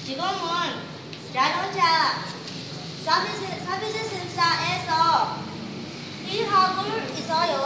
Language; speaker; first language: Korean; non-native, learner; Burmese